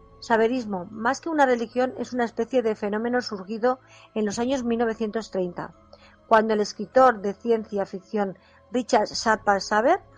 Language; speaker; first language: Spanish; native; Spanish